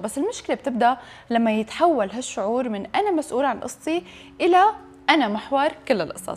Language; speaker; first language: Arabic; native; Arabic